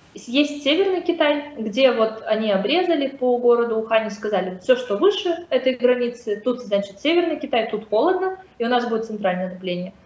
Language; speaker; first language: Russian; native; Russian